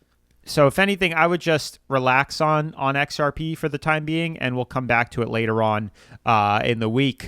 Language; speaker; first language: English; native; English